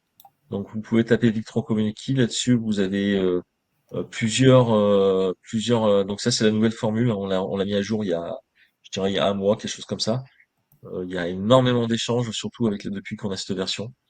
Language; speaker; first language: French; native; French